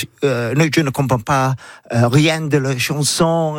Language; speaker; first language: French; non-native, learner; English